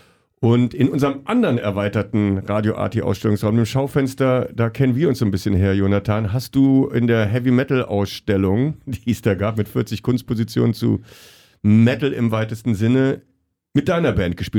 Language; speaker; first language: German; native; German